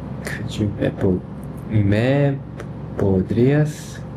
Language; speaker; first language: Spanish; non-native, learner; English